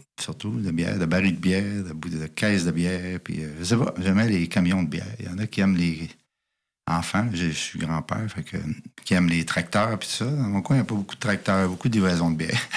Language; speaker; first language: French; native; French